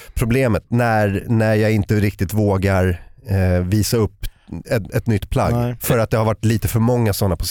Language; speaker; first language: Swedish; native; Swedish